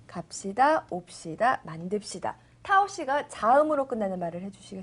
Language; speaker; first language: Korean; native; Korean